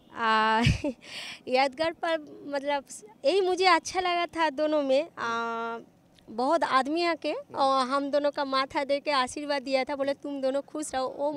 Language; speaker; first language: Hindi; non-native, local second language; Bangla